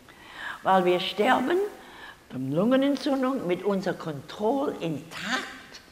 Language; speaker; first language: German; non-native, learner; English